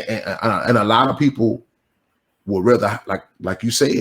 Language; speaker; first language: English; native; English